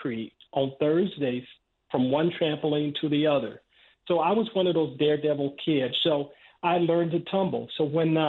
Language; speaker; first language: English; native; English